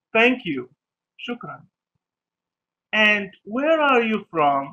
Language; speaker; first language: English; non-native, fluent; Arabic